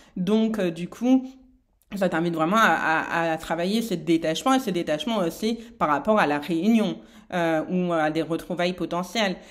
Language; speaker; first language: French; native; French